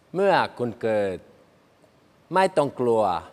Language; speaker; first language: Thai; non-native, learner; Spanish